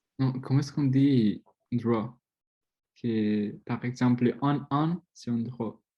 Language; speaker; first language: French; non-native, learner; Spanish